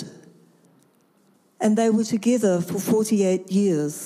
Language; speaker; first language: English; native; English